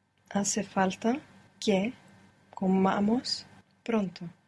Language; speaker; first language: Spanish; non-native, learner; English